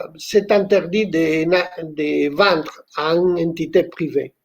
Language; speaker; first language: French; non-native, fluent; Spanish